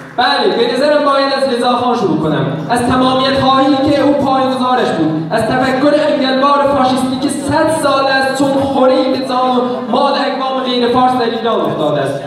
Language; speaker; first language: Persian; non-native, local second language; Azerbaijani